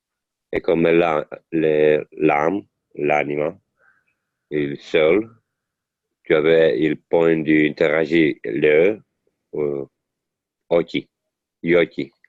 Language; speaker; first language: French; non-native, learner; Italian